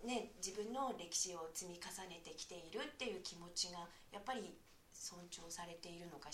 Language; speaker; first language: Japanese; native; Japanese